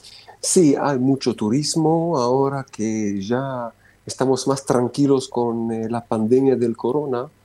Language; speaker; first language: Spanish; non-native, fluent; Romanian